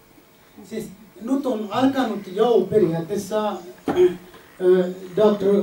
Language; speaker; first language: Finnish; non-native, fluent; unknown